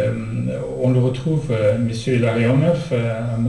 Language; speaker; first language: French; non-native, fluent; Russian